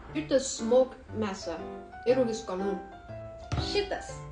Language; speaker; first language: Lithuanian; non-native, learner; Japanese